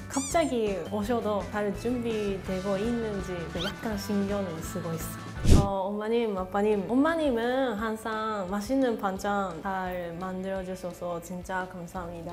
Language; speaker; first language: Korean; non-native, learner; Japanese